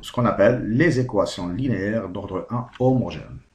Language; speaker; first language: French; non-native, local second language; Arabic